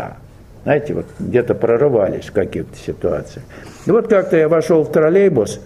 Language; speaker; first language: Russian; native; Russian